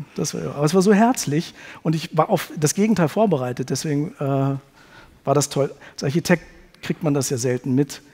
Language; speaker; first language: German; native; German